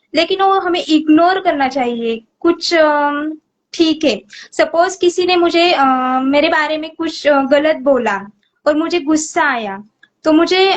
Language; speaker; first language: Hindi; native; Hindi